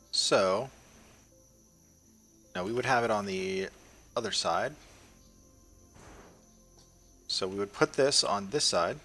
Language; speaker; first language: English; native; English